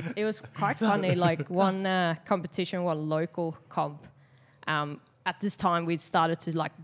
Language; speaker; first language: English; non-native, fluent; Swedish